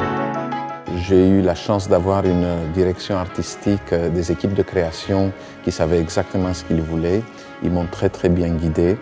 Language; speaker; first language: French; non-native, fluent; Greek